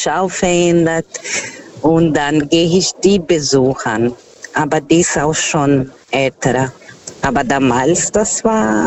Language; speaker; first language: German; non-native, fluent; Portuguese